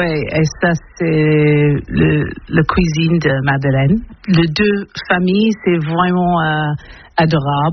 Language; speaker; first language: French; non-native, learner; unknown